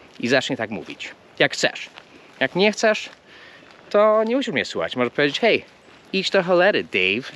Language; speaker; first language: Polish; non-native, fluent; English